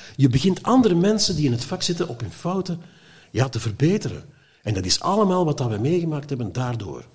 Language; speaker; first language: Dutch; native; Dutch